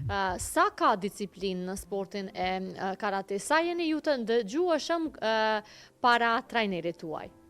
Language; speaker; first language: Albanian; native; Albanian